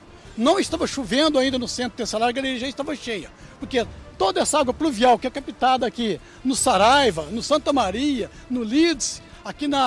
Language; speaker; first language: Portuguese; native; Portuguese